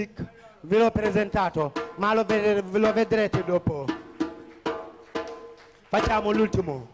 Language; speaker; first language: Italian; non-native, fluent; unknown